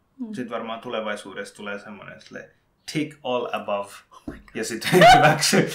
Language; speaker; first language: Finnish; early bilingual, other home language; Bangla